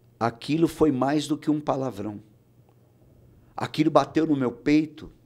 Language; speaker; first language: Portuguese; native; Portuguese